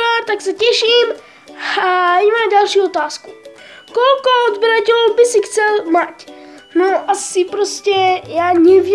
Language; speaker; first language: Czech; non-native, learner; Slovak